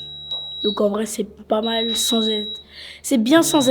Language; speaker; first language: French; native; French